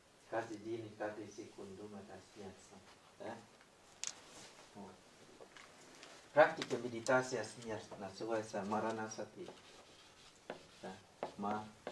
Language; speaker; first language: Russian; non-native, fluent; Thai